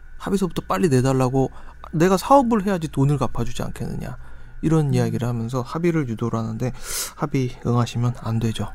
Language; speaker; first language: Korean; native; Korean